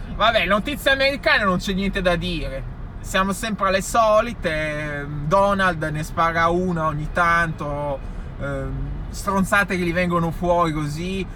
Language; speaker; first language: Italian; native; Italian